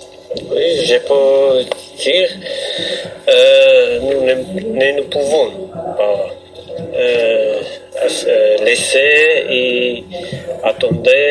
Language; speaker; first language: French; non-native, learner; Armenian